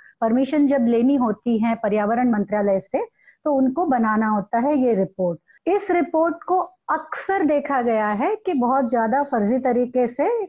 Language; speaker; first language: Hindi; non-native, local second language; Marathi